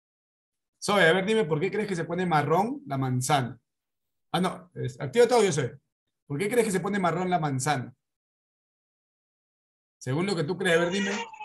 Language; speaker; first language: Spanish; native; Spanish